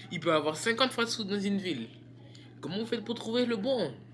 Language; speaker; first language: French; native; French